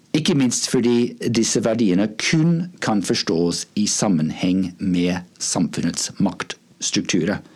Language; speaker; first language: Norwegian; non-native, fluent; English